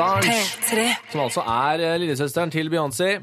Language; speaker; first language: Norwegian; native; Norwegian